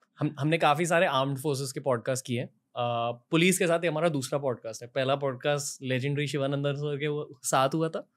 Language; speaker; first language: Hindi; native; Hindi